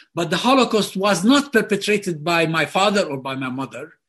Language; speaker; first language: English; non-native, fluent; Arabic